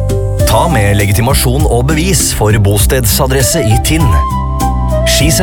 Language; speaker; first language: Norwegian; native; Norwegian